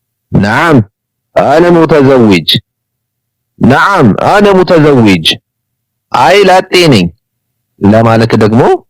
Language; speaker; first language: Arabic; non-native, fluent; Amharic